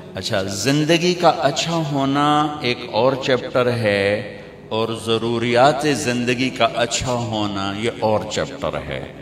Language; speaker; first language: Urdu; non-native, local second language; Punjabi